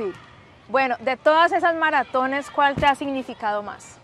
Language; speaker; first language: Spanish; native; Spanish